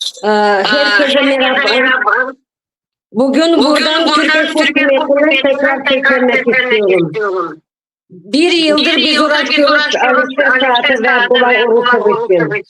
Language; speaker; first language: Turkish; non-native, learner; Turkmen